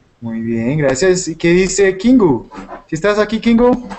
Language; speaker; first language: Spanish; native; Spanish